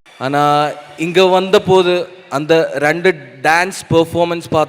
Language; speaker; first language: Tamil; non-native, local second language; Malayalam